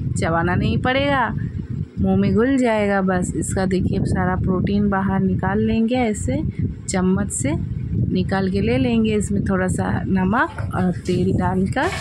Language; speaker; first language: Hindi; non-native, local second language; Bangla